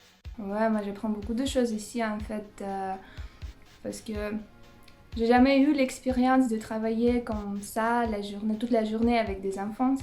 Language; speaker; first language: French; non-native, fluent; Russian